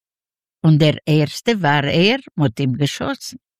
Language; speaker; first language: German; non-native, fluent; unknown